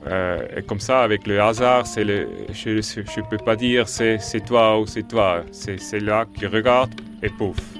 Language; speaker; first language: French; non-native, local second language; German